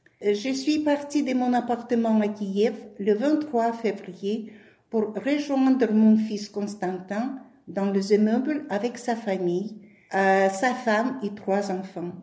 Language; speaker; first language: French; non-native, learner; Ukrainian